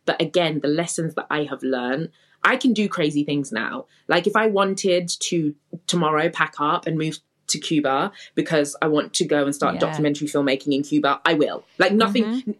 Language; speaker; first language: English; native; English